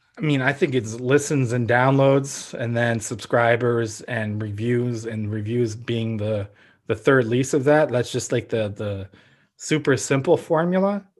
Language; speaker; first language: English; early bilingual, other home language; Ukrainian